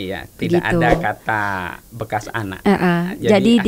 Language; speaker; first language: Indonesian; native; Indonesian